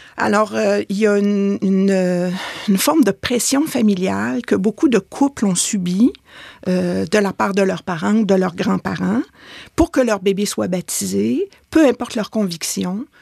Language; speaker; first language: French; native; French